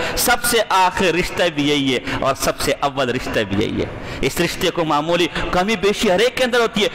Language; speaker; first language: Urdu; non-native, local second language; Pashto